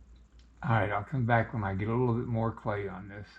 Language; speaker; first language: English; native; English